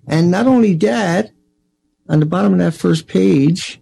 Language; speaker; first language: English; native; English